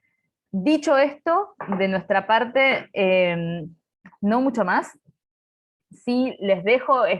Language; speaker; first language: Spanish; native; Spanish